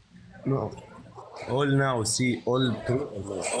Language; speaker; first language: English; non-native, learner; Arabic